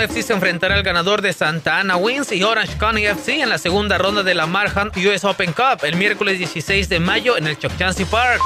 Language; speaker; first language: Spanish; native; Spanish